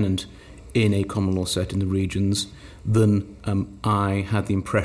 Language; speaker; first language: English; native; English